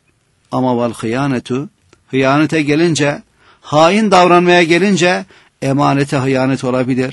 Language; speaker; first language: Turkish; native; Turkish